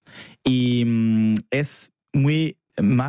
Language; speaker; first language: Spanish; non-native, learner; French